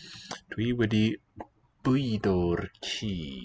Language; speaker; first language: Welsh; non-native, learner; English